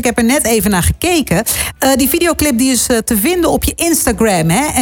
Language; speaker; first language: Dutch; native; Dutch